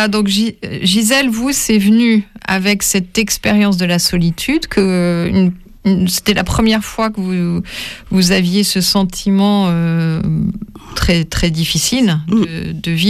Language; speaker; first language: French; native; French